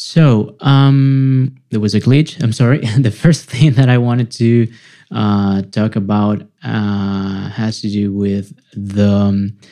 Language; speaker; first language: English; non-native, fluent; Spanish